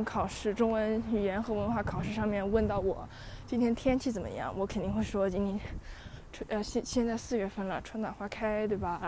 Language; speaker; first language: Chinese; early bilingual, heritage; Chinese